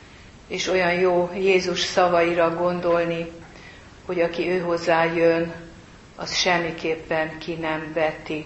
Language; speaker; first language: Hungarian; native; Hungarian